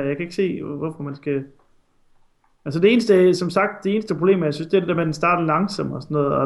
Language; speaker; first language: Danish; native; Danish